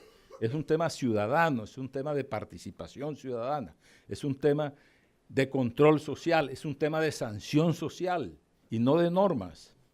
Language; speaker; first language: Spanish; native; Spanish